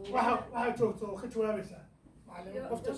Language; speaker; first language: Swedish; non-native, learner; Somali